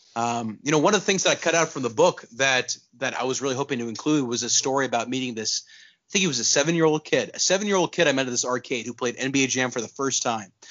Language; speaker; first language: English; non-native, local second language; Urdu